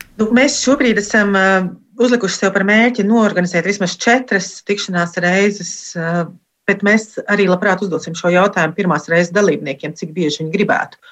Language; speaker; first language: Latvian; native; Latvian